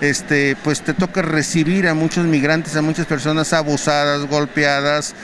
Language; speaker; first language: Spanish; native; Spanish